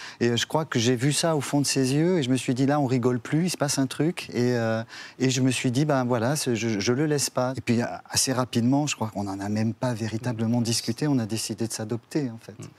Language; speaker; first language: French; native; French